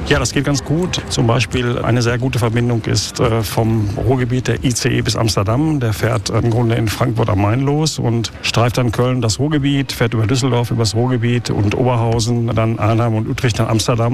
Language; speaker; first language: German; native; German